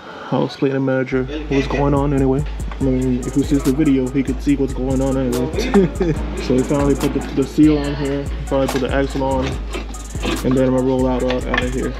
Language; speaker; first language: English; early bilingual, other home language; Spanish